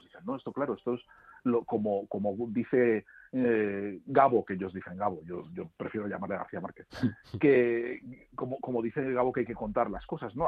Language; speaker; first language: Spanish; native; Spanish